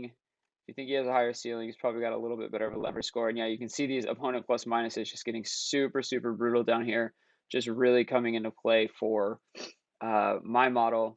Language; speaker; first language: English; native; English